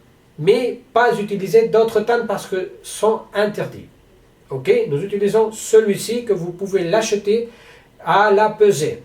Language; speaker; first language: French; non-native, learner; Spanish